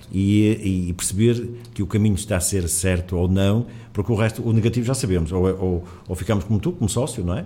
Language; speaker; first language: Portuguese; native; Portuguese